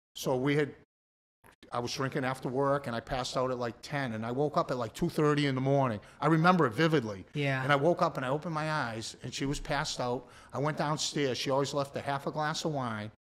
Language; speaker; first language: English; native; English